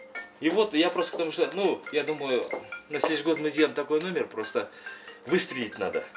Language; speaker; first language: Russian; non-native, local second language; Kyrgyz